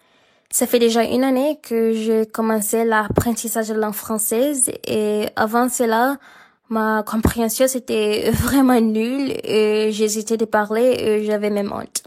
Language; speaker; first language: French; non-native, learner; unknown